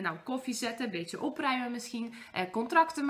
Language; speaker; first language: Dutch; non-native, fluent; Polish